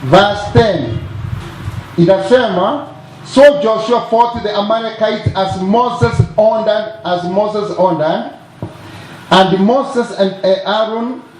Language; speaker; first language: English; non-native, local second language; Swahili